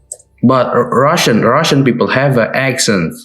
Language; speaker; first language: English; non-native, learner; Indonesian